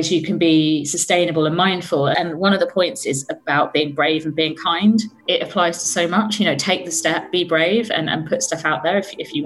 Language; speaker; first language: English; native; English